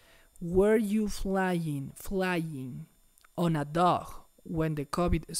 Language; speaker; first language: English; non-native, fluent; Spanish